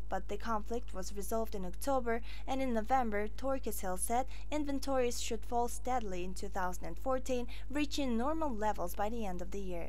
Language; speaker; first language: English; non-native, fluent; Mongolian